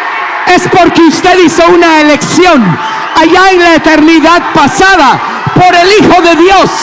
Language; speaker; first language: Spanish; native; Spanish